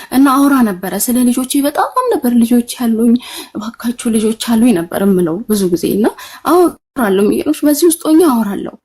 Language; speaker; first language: Amharic; native; Amharic